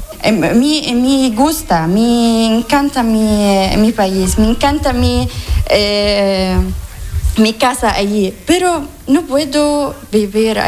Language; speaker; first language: Spanish; non-native, learner; Arabic